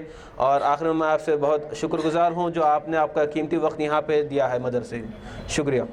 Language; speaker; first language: Urdu; native; Urdu